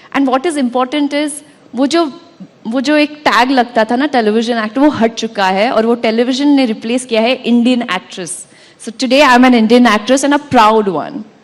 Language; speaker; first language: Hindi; non-native, local second language; Marathi